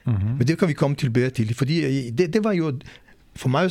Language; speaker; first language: Danish; non-native, fluent; Hebrew